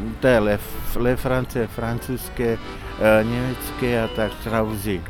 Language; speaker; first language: Czech; non-native, local second language; Slovak